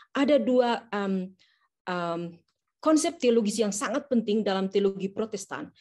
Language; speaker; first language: Indonesian; native; Indonesian